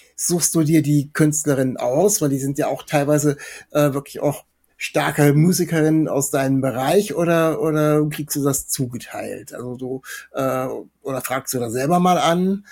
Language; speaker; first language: German; native; German